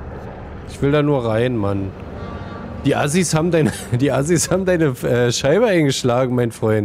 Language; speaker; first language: German; native; German